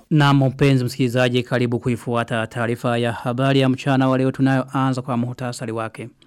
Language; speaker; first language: Swahili; non-native, local second language; Rundi